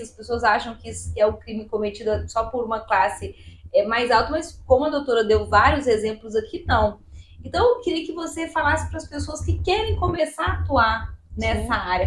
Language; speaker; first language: Portuguese; native; Portuguese